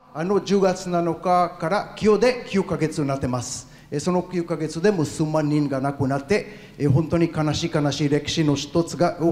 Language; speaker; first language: Japanese; non-native, fluent; Hebrew